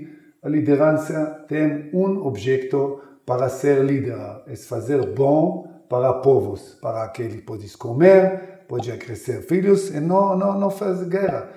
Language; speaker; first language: Portuguese; non-native, learner; Hebrew